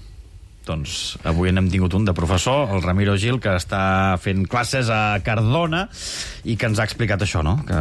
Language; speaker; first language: Catalan; native; Catalan